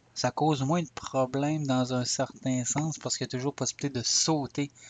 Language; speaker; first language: French; native; French